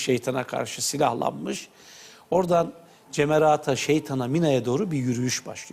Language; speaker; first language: Turkish; native; Turkish